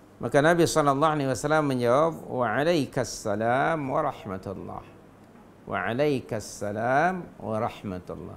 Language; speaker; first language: Malay; non-native, local second language; Sundanese